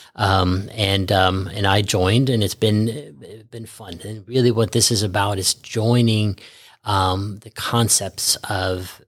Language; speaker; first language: English; early bilingual, other home language; Norwegian